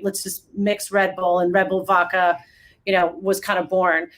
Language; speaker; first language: English; native; English